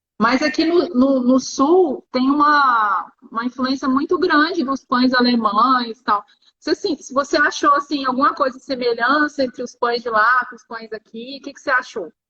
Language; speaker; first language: Portuguese; native; Portuguese